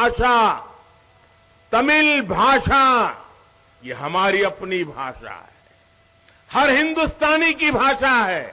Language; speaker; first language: Hindi; non-native, local second language; Gujarati